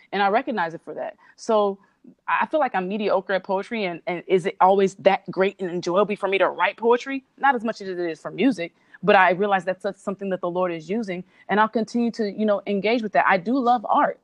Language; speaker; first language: English; native; English